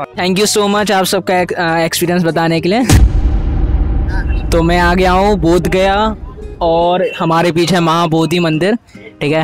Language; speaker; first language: Hindi; native; Hindi